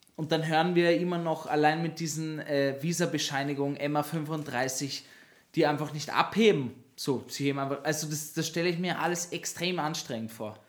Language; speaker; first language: German; native; German